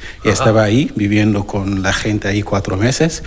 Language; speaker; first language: Spanish; non-native, learner; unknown